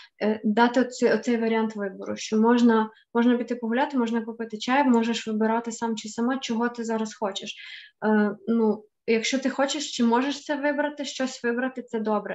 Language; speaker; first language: Ukrainian; native; Ukrainian